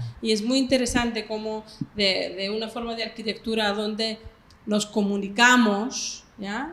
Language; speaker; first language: Spanish; non-native, fluent; Greek